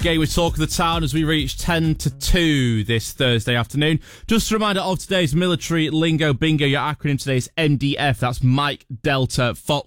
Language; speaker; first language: English; native; English